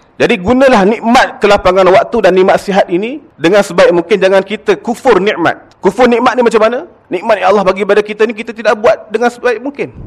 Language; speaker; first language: Malay; native; Malay